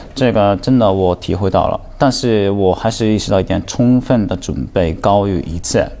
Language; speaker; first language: Chinese; non-native, fluent; Japanese